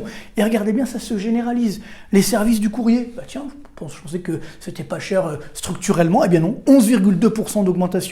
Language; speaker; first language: French; native; French